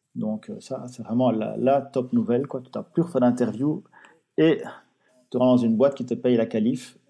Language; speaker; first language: French; native; French